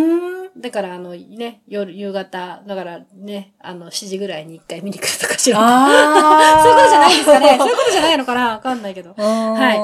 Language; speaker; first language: Japanese; native; Japanese